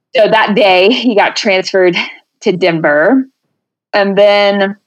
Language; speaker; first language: English; native; English